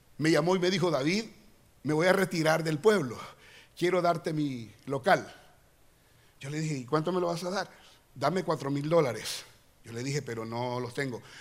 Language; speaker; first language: Spanish; native; Spanish